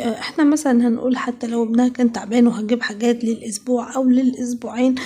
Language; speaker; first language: Arabic; native; Arabic